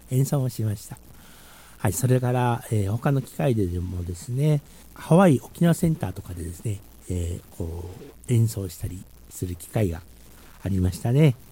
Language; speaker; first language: Japanese; native; Japanese